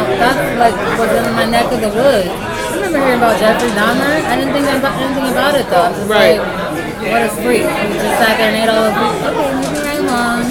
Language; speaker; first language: English; native; English